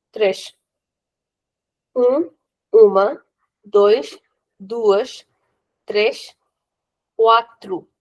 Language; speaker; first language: Portuguese; non-native, fluent; Hindi